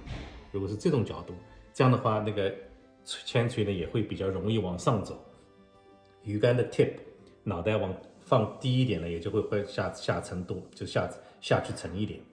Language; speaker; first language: Chinese; native; Chinese